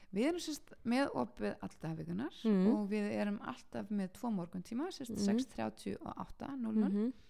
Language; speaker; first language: Icelandic; early bilingual, heritage; Icelandic